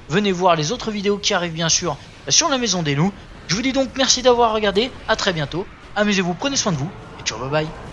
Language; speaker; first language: French; native; French